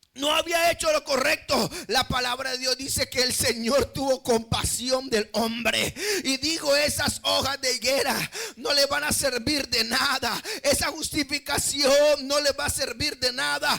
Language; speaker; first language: Spanish; native; Spanish